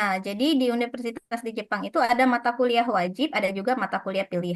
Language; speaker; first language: Indonesian; non-native, fluent; Japanese